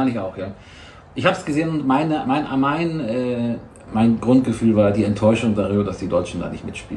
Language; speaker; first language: German; native; German